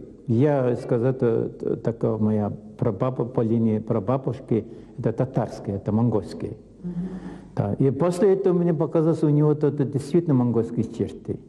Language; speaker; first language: Russian; non-native, fluent; Mongolian